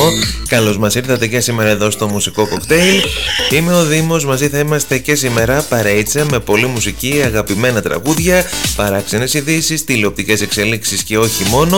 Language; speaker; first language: Greek; native; Greek